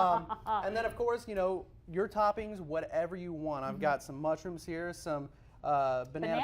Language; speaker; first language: English; native; English